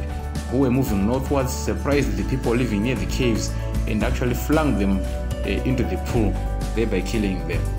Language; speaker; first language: English; non-native, local second language; Shona